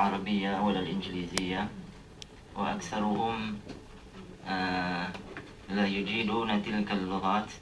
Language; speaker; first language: Arabic; non-native, fluent; Malay